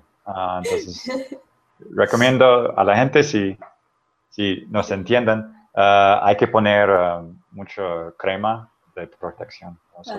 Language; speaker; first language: Spanish; non-native, fluent; English